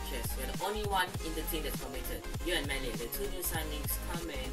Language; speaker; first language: English; native; English